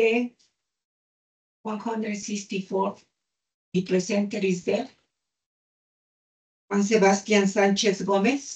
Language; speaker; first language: English; non-native, learner; Spanish